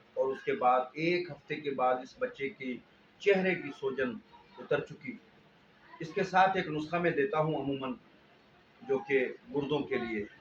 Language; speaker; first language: Urdu; non-native, local second language; Sindhi